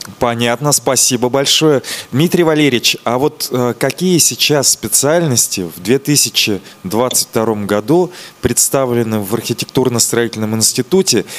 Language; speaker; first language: Russian; native; Russian